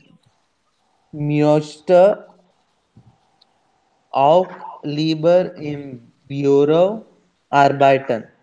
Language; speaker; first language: German; non-native, learner; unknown